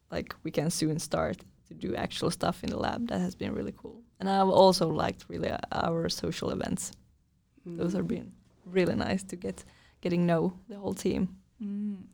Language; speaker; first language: English; non-native, fluent; Finnish